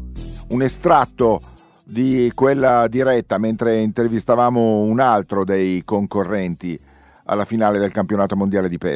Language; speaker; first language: Italian; native; Italian